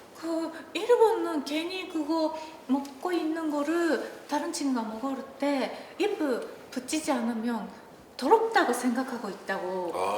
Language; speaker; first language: Korean; non-native, learner; Japanese